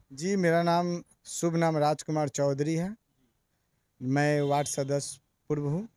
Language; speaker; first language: Hindi; native; Hindi